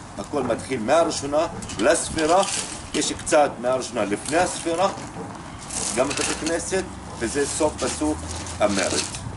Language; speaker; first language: Hebrew; non-native, local second language; Arabic